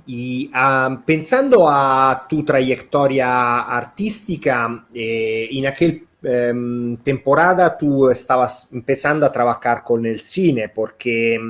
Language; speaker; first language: Spanish; non-native, fluent; Italian